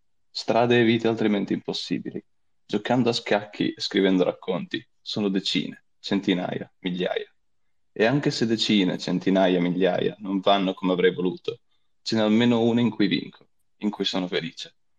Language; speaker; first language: Italian; native; Italian